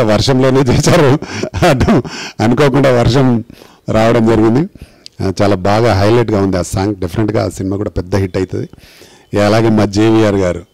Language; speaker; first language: Telugu; native; Telugu